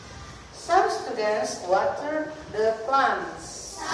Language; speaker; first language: English; non-native, learner; Indonesian